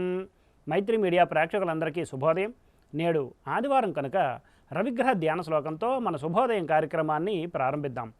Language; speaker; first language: Telugu; native; Telugu